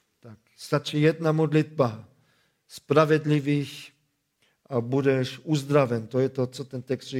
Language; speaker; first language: Czech; non-native, fluent; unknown